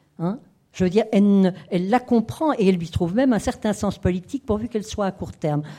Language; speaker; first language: French; native; French